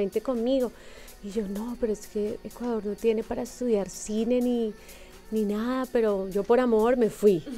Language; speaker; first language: Spanish; native; Spanish